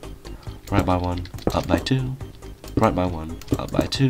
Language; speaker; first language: English; native; English